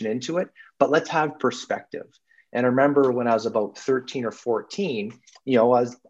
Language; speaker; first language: English; native; English